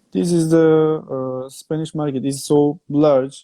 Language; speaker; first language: English; non-native, fluent; Turkish